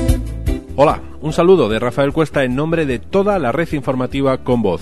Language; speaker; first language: Spanish; native; Spanish